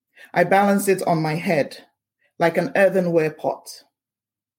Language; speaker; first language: English; non-native, local second language; Ewe